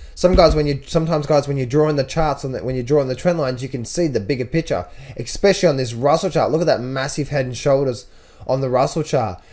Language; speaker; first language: English; native; English